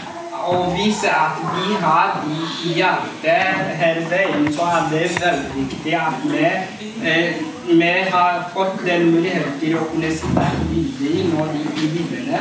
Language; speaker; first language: Norwegian; non-native, fluent; Kinyarwanda